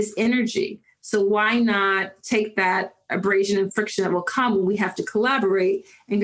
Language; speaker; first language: English; native; English